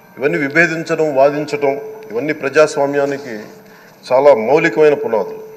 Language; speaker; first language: Telugu; native; Telugu